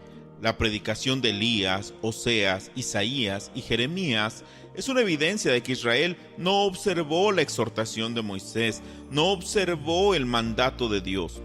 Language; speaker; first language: Spanish; native; Spanish